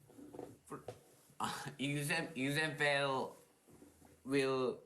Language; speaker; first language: English; non-native, learner; Korean